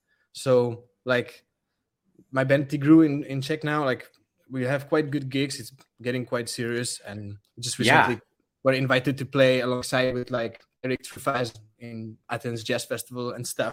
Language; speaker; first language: English; non-native, fluent; Czech